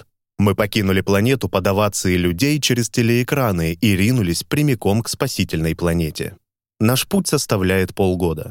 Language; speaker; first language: Russian; native; Russian